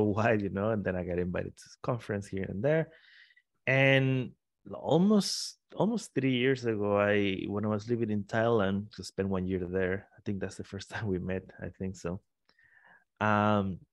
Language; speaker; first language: English; non-native, fluent; Spanish